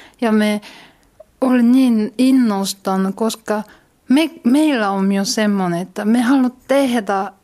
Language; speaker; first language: Finnish; non-native, learner; Korean